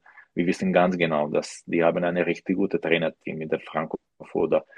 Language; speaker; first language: German; non-native, learner; Slovak